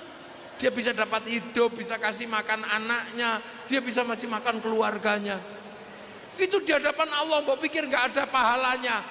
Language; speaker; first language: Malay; non-native, local second language; Javanese